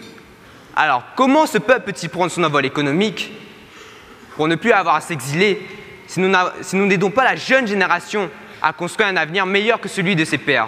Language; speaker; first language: French; native; French